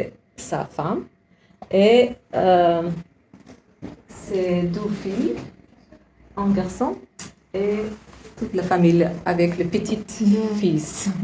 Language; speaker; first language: French; non-native, learner; Uzbek